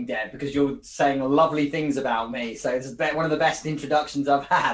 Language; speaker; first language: English; native; English